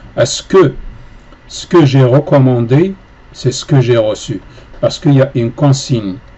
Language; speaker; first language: French; native; French